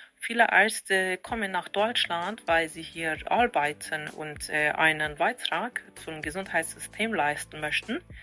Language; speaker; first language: German; non-native, fluent; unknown